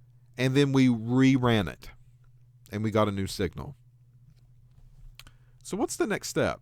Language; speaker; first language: English; native; English